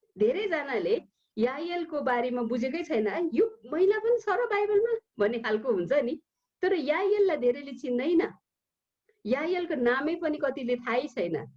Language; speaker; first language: Nepali; early bilingual, heritage; Nepali